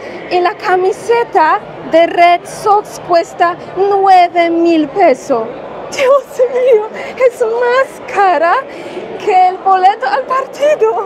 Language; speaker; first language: Spanish; non-native, fluent; Polish